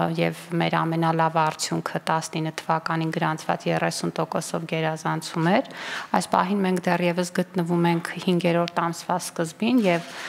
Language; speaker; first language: Armenian; native; Armenian